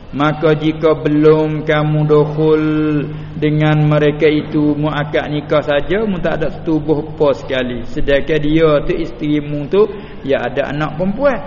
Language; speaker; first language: Malay; native; Malay